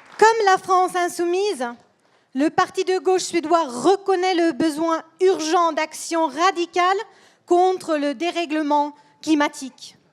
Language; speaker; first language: French; non-native, fluent; Swedish